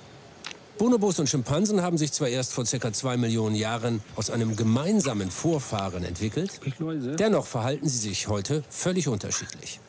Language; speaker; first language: German; native; German